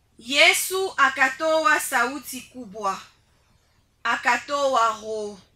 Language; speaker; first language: Swahili; native; Swahili